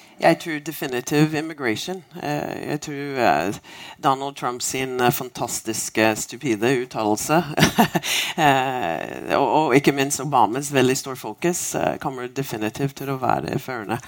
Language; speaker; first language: Norwegian; non-native, fluent; English